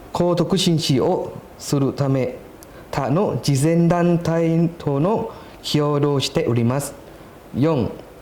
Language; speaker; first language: Japanese; non-native, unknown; Thai